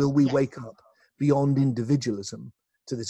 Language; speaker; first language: English; native; English